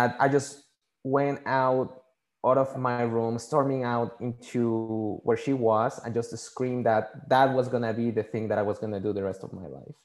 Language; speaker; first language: English; non-native, fluent; Spanish